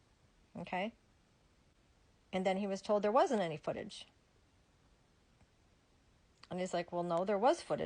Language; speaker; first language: English; native; English